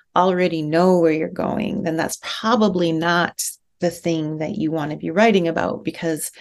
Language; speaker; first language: English; native; English